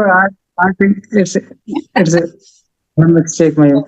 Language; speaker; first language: English; non-native, learner; Haryanvi